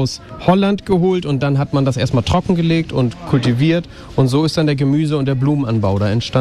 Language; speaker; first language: German; native; German